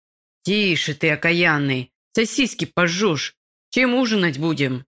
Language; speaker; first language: Russian; native; Russian